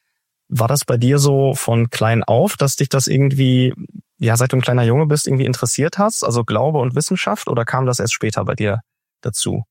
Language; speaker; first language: German; native; German